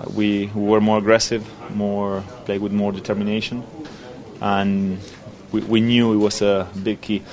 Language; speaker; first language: English; non-native, fluent; Spanish